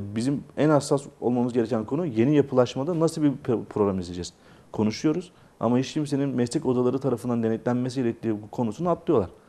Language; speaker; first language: Turkish; native; Turkish